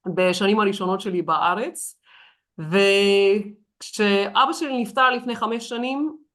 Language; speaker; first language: Hebrew; non-native, fluent; Turkish